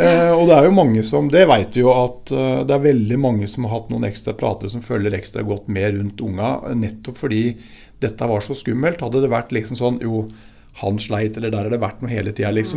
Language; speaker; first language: Norwegian; native; Norwegian